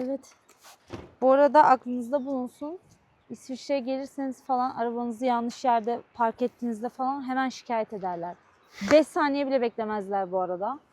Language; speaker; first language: Turkish; native; Turkish